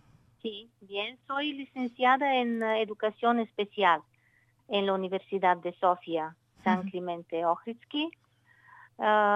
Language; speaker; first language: Spanish; non-native, learner; Bulgarian